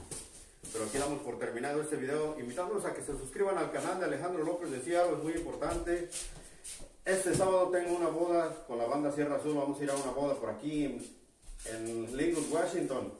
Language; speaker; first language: Spanish; native; Spanish